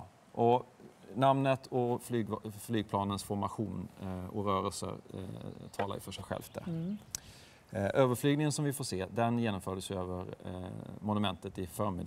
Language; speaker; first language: Swedish; native; Swedish